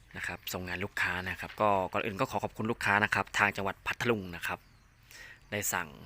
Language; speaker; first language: Thai; non-native, local second language; Northeastern Thai